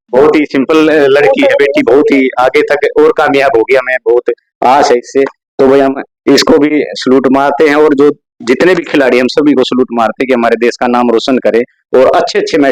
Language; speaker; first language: Hindi; native; Hindi